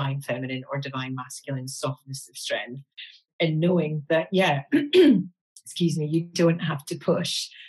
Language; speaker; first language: English; native; English